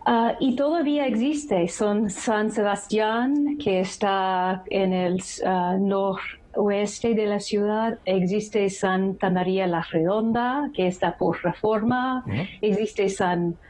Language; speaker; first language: Spanish; non-native, fluent; English